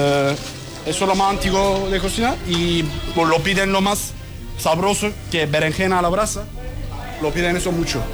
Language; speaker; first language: Spanish; non-native, learner; Turkish